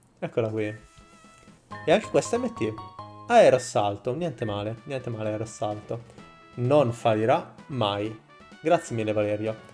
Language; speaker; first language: Italian; native; Italian